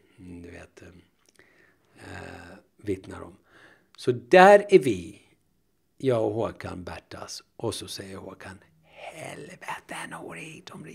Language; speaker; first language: Swedish; early bilingual, other home language; Turoyo